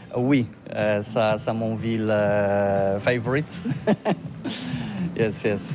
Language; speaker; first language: French; non-native, learner; Polish